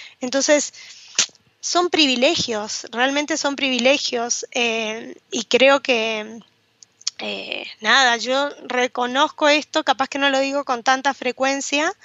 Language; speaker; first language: Spanish; native; Spanish